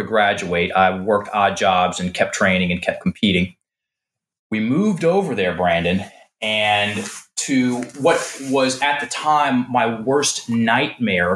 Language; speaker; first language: English; native; English